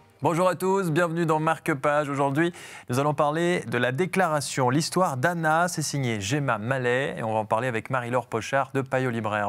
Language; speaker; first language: French; native; French